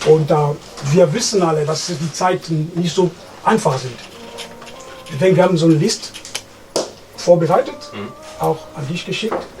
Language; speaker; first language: German; non-native, fluent; French